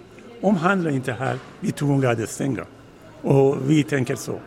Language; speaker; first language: Swedish; non-native, learner; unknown